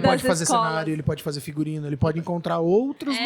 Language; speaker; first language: Portuguese; native; Portuguese